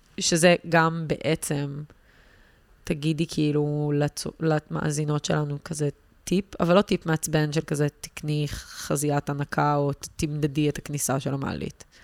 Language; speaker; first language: Hebrew; native; Hebrew